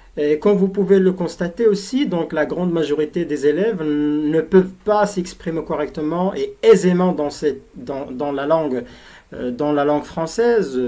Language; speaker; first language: French; non-native, local second language; Arabic